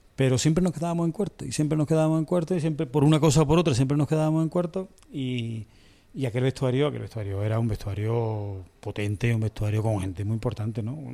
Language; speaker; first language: Spanish; native; Spanish